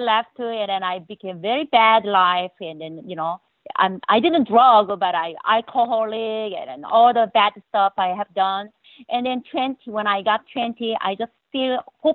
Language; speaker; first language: English; non-native, learner; Korean